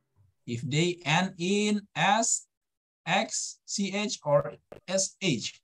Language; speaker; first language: English; non-native, fluent; Indonesian